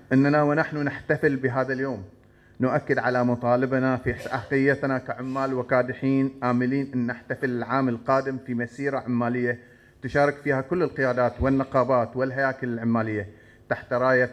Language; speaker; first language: Arabic; native; Arabic